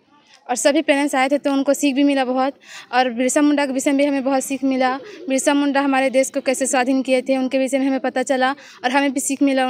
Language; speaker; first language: Hindi; non-native, local second language; Odia